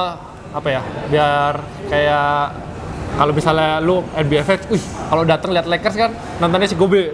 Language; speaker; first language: Indonesian; native; Indonesian